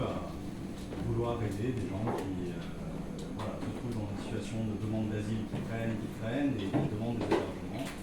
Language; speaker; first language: French; native; French